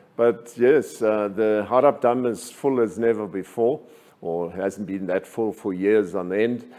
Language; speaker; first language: English; non-native, local second language; German